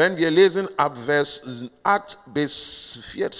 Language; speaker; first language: German; non-native, learner; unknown